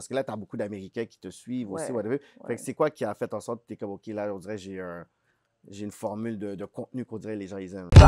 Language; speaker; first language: French; native; French